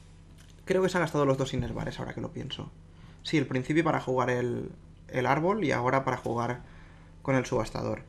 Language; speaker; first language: Spanish; native; Spanish